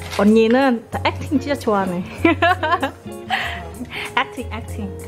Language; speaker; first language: Korean; non-native, learner; Vietnamese